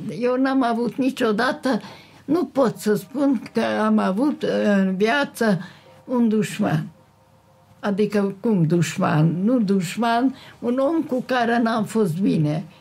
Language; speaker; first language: Romanian; non-native, local second language; Hungarian